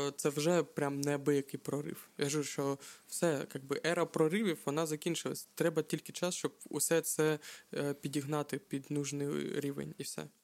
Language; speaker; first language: Ukrainian; non-native, local second language; Russian